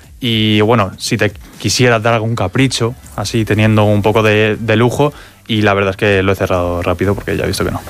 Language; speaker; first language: Spanish; native; Spanish